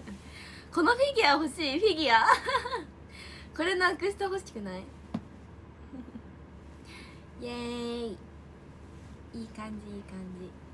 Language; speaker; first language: Japanese; native; Japanese